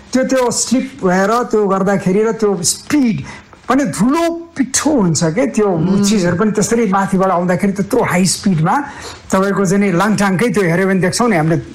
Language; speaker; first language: Nepali; native; Nepali